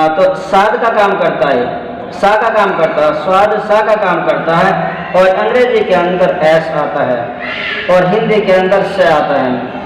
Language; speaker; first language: Urdu; native; Urdu